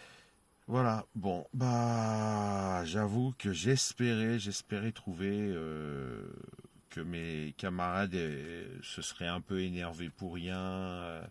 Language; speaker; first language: French; native; French